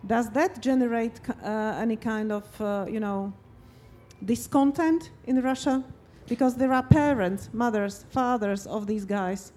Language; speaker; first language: English; non-native, fluent; Slovak